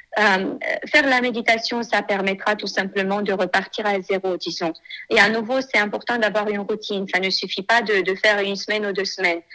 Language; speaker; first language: French; non-native, fluent; Romanian